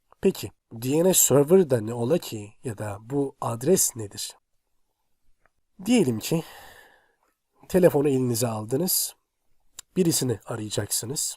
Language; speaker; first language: Turkish; native; Turkish